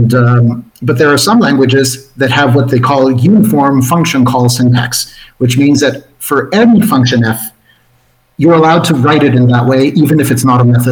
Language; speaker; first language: English; non-native, fluent; Spanish